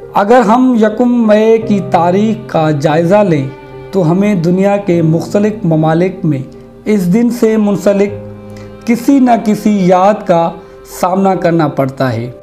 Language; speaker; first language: Urdu; non-native, local second language; Sindhi